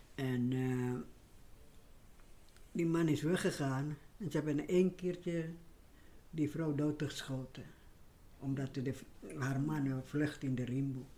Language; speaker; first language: Dutch; non-native, learner; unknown